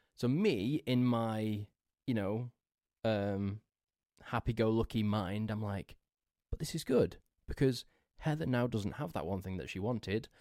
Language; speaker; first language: English; native; English